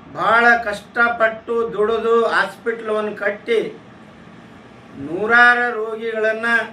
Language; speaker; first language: Kannada; non-native, local second language; Lambadi